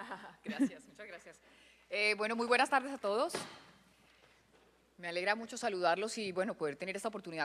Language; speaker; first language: Spanish; native; Spanish